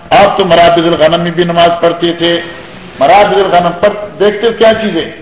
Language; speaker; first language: Urdu; non-native, local second language; Northern Hindko